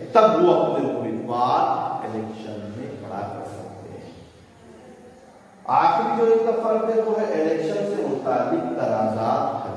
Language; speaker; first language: Urdu; native; Urdu